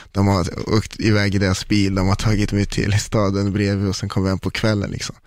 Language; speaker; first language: Swedish; early bilingual, other home language; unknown